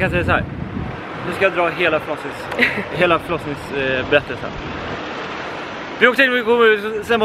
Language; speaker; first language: Swedish; native; Swedish